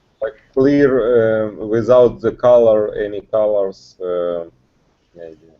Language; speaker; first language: English; non-native, learner; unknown